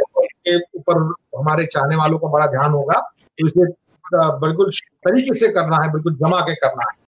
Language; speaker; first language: Hindi; non-native, local second language; Marathi